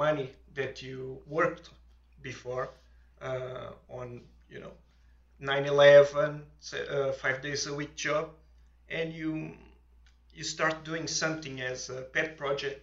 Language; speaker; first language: English; non-native, fluent; Portuguese